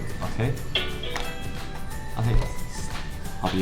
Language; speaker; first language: English; non-native, learner; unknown